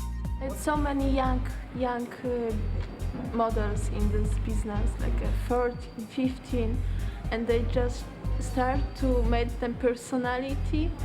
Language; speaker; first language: English; non-native, learner; Polish